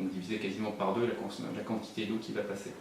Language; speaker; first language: French; native; French